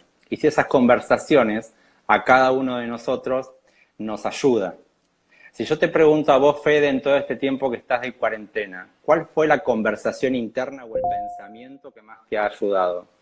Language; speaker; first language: Spanish; native; Spanish